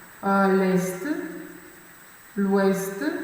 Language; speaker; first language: French; non-native, fluent; Macedonian